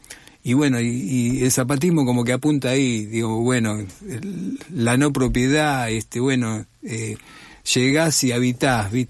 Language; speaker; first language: Spanish; native; Spanish